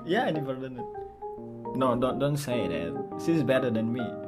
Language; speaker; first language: English; non-native, learner; Indonesian